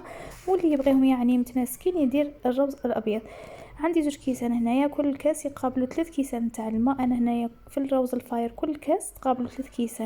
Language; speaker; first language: Arabic; native; Arabic